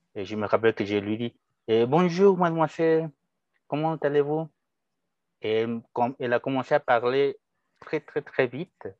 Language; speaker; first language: French; non-native, fluent; Spanish